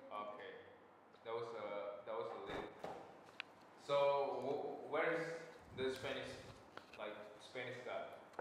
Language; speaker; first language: English; non-native, learner; Indonesian